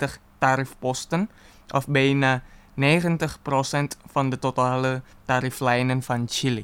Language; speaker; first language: Dutch; non-native, fluent; Indonesian